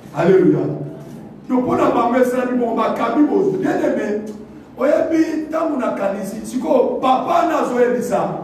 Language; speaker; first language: Lingala; non-native, local second language; Kituba (Democratic Republic of Congo)